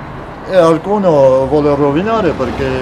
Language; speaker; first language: Italian; non-native, learner; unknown